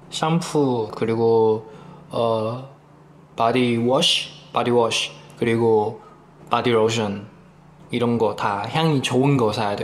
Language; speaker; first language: Korean; non-native, fluent; Chinese